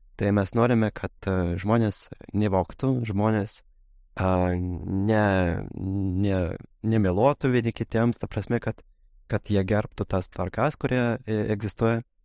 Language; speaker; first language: Lithuanian; non-native, fluent; Russian